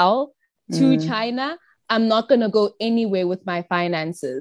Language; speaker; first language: English; non-native, local second language; Tsonga